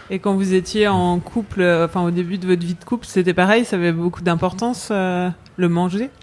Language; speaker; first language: French; native; French